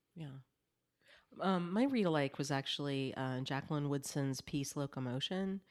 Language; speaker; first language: English; native; English